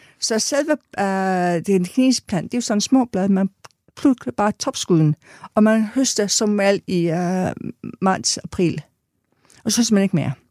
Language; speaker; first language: Danish; non-native, fluent; English